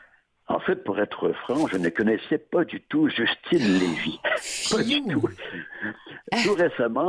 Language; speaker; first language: French; native; French